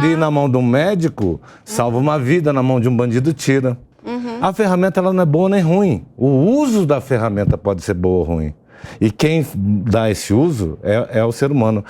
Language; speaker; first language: Portuguese; native; Portuguese